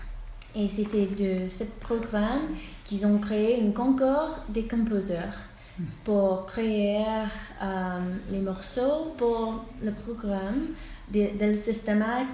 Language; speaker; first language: French; non-native, fluent; English